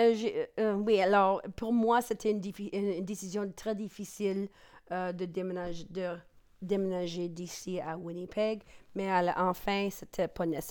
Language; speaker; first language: French; non-native, local second language; English